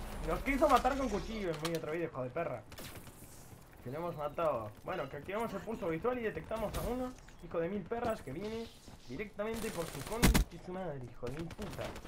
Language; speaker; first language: Spanish; native; Spanish